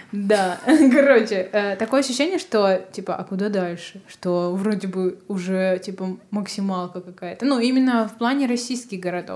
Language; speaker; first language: Russian; native; Russian